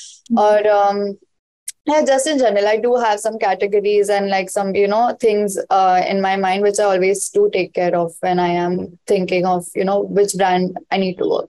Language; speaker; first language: English; non-native, local second language; Hindi